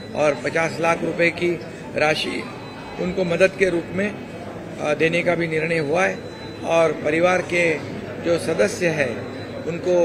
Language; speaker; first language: Hindi; non-native, local second language; Marathi